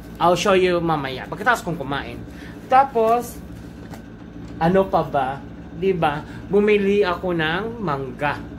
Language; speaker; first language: Filipino; non-native, local second language; Cebuano